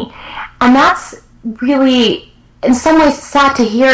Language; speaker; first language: English; early bilingual, other home language; Spanish